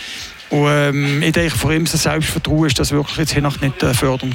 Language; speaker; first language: German; native; German